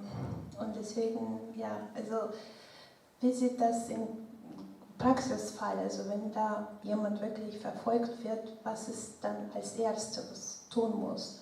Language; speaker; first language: German; non-native, fluent; Russian